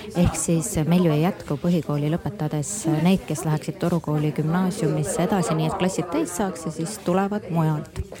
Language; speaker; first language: Estonian; native; Estonian